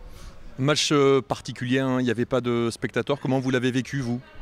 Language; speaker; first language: French; native; French